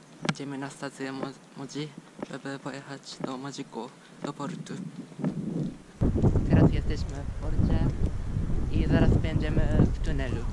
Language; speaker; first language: Polish; non-native, fluent; Japanese